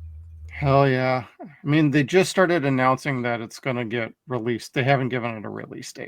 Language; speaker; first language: English; native; English